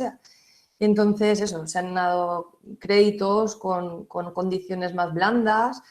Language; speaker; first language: Spanish; native; Spanish